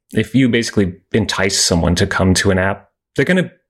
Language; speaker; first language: English; native; English